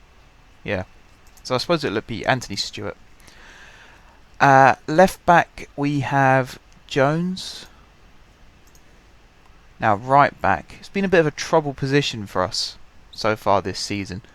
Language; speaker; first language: English; native; English